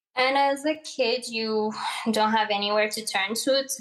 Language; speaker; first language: English; early bilingual, other home language; Arabic